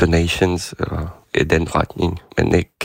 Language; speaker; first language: Danish; non-native, fluent; Ukrainian